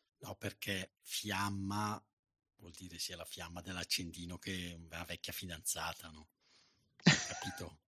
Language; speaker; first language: Italian; native; Italian